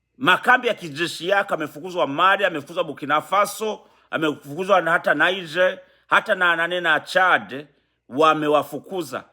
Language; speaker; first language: Swahili; non-native, local second language; Rundi